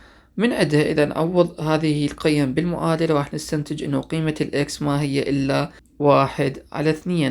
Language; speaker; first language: Arabic; native; Arabic